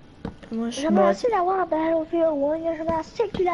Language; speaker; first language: French; native; French